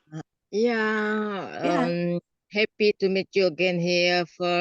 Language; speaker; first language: English; non-native, learner; Indonesian